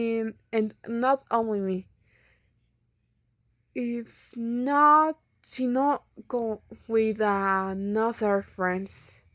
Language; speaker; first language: English; non-native, learner; Spanish